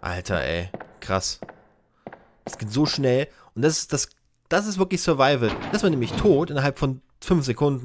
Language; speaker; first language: German; native; German